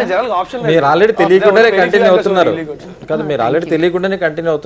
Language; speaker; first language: Telugu; native; Telugu